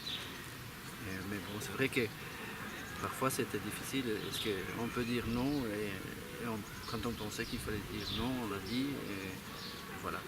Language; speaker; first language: French; native; French